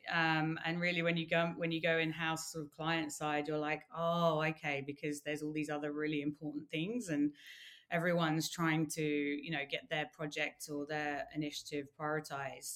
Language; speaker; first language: English; native; English